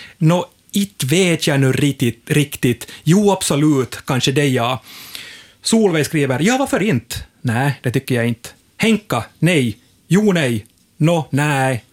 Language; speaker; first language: Swedish; native; Swedish